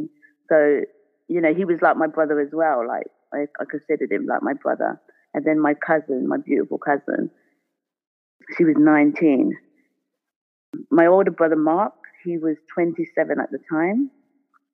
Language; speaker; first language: English; native; English